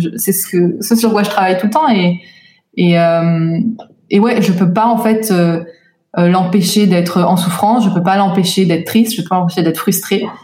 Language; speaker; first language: French; native; French